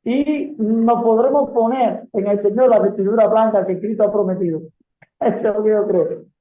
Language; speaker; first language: Spanish; native; Spanish